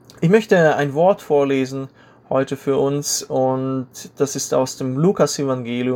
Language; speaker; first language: German; native; German